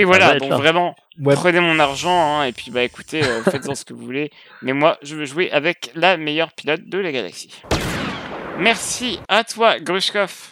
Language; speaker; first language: French; native; French